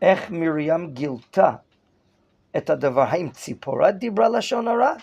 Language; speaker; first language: Hebrew; non-native, fluent; English